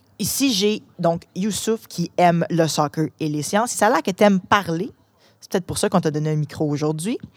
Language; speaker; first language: French; native; French